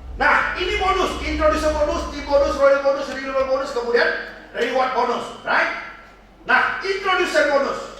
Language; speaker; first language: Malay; native; Malay